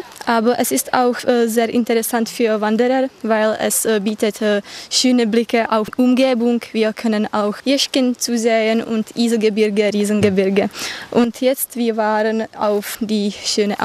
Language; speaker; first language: German; non-native, learner; Czech